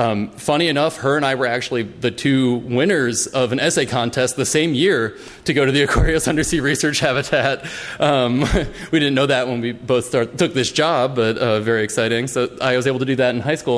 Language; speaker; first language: English; native; English